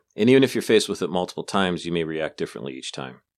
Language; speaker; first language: English; native; English